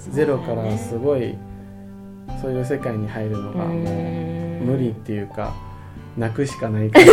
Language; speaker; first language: Japanese; non-native, fluent; Chinese